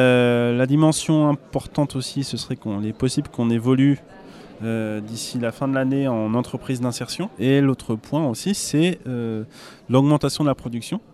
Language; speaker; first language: French; native; French